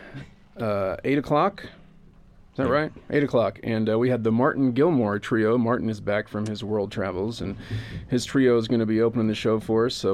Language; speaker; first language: English; native; English